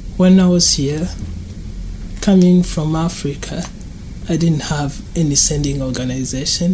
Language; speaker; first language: English; non-native, local second language; Kinyarwanda